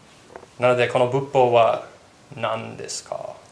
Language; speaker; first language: Japanese; non-native, fluent; English